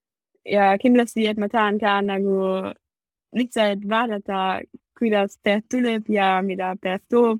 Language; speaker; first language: Estonian; non-native, learner; German